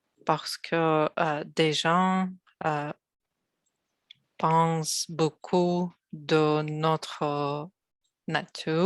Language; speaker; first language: French; non-native, learner; Russian